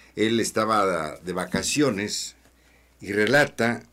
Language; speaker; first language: Spanish; native; Spanish